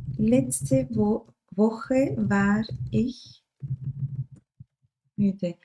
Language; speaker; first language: German; non-native, learner; Turkish